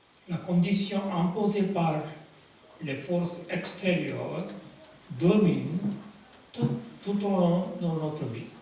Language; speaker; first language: French; non-native, fluent; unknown